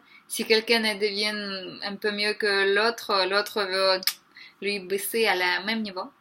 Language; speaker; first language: French; non-native, learner; Ukrainian